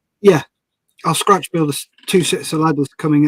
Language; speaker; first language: English; native; English